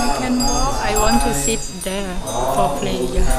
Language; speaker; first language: English; non-native, learner; Thai